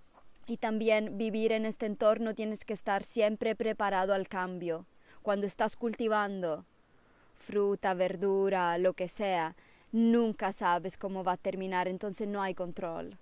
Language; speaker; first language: Spanish; non-native, fluent; Italian